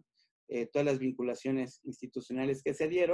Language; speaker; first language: Spanish; native; Spanish